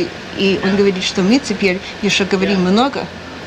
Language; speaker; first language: Russian; non-native, fluent; English